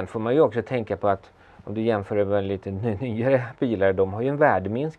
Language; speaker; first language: Swedish; native; Swedish